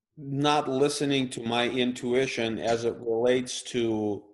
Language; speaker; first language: English; early bilingual, other home language; Russian